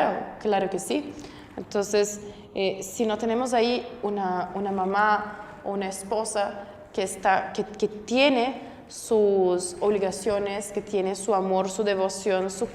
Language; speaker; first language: Spanish; non-native, fluent; Portuguese